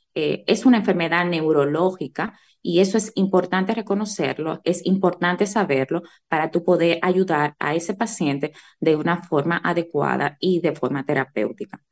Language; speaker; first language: Spanish; native; Spanish